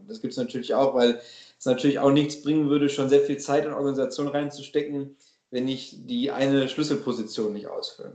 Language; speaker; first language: German; native; German